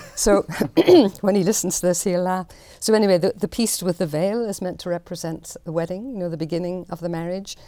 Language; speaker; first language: English; native; English